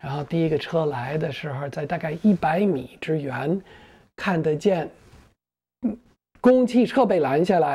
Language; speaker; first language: Chinese; non-native, fluent; English